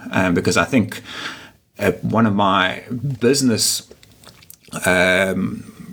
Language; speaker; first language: English; native; English